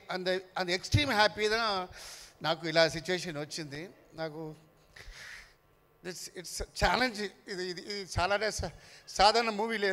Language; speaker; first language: Telugu; non-native, fluent; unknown